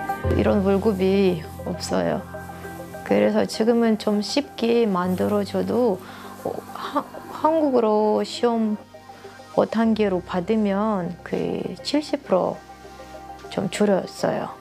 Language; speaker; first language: Korean; early bilingual, heritage; Russian